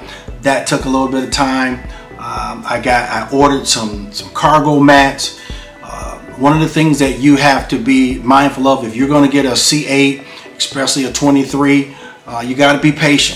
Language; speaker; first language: English; native; English